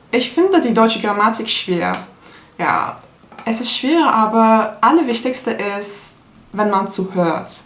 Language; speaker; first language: German; non-native, learner; Turkish